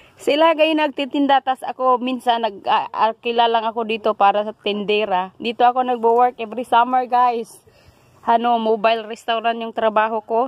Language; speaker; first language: Filipino; non-native, local second language; Cebuano